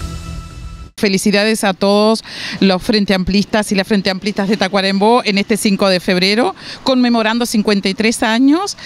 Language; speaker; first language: Spanish; native; Spanish